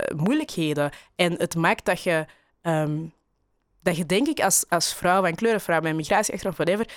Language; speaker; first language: Dutch; native; Dutch